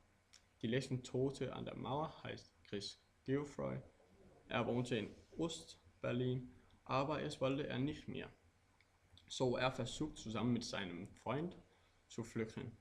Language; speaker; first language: German; non-native, learner; Danish